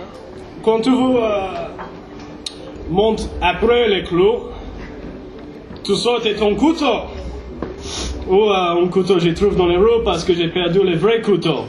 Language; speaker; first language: French; non-native, fluent; English